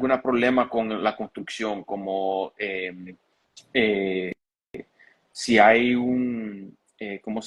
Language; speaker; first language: Spanish; early bilingual, heritage; Spanish